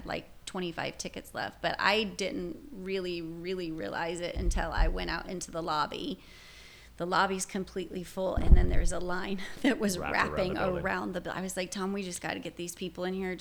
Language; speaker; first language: English; native; English